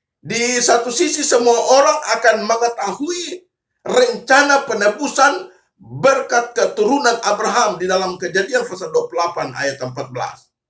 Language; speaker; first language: Indonesian; native; Indonesian